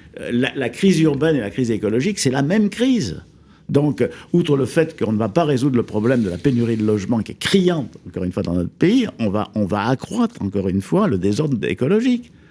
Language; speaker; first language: French; native; French